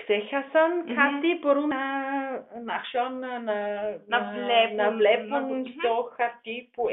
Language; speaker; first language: Greek; non-native, learner; German